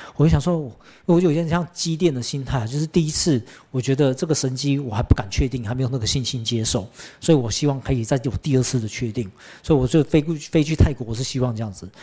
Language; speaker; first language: Chinese; early bilingual, heritage; Chinese